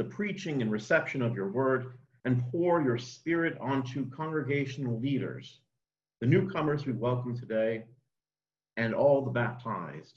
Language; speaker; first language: English; native; English